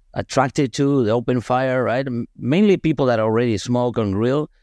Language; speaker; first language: English; non-native, fluent; Spanish